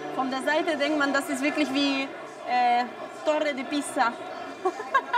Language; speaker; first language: German; non-native, fluent; Spanish